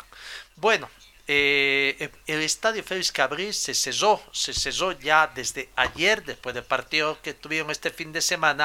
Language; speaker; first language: Spanish; native; Spanish